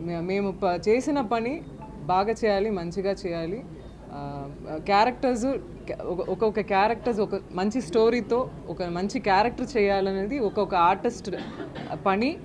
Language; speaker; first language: Telugu; non-native, fluent; Tamil